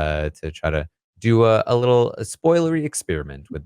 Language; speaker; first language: English; native; English